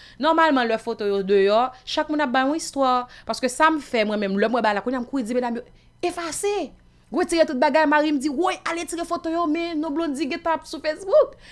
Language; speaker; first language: Haitian Creole; native; Haitian Creole